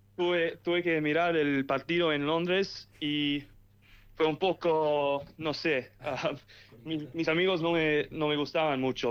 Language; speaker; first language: Spanish; early bilingual, heritage; English